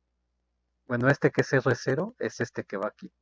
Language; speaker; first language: Spanish; native; Spanish